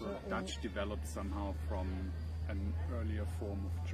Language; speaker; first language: English; non-native, fluent; German